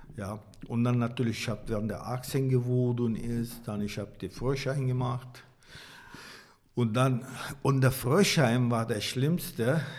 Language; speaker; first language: German; non-native, learner; Turkish